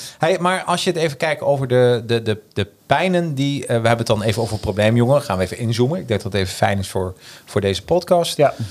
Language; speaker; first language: Dutch; native; Dutch